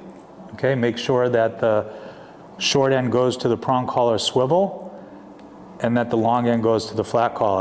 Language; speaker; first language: English; native; English